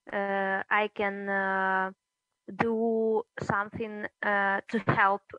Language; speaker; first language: English; early bilingual, other home language; Russian